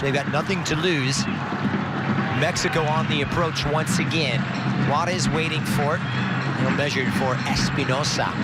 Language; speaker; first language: English; native; English